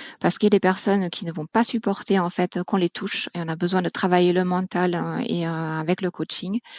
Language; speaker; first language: French; non-native, fluent; German